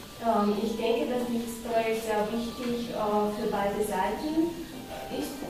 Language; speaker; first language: German; non-native, fluent; Slovak